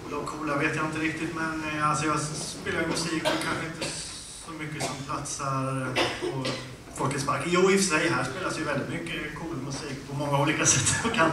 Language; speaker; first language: Swedish; native; Swedish